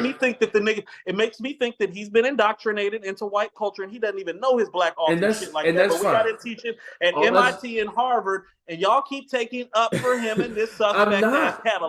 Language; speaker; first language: English; native; English